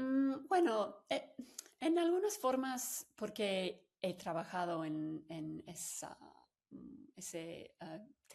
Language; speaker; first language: Spanish; non-native, fluent; English